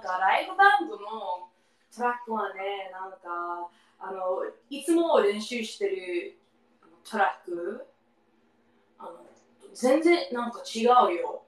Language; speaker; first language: Japanese; non-native, learner; English